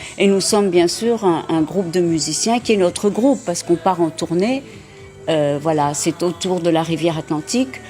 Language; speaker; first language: French; early bilingual, heritage; French